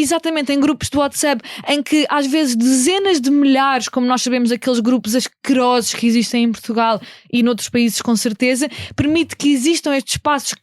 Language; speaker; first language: Portuguese; native; Portuguese